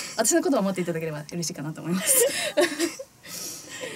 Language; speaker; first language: Japanese; native; Japanese